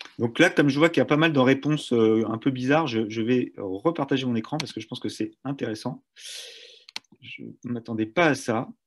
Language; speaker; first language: French; native; French